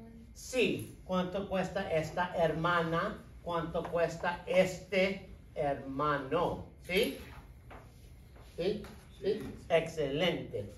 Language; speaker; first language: Spanish; non-native, fluent; English